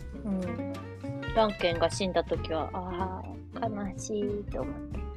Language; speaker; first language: Japanese; early bilingual, heritage; Japanese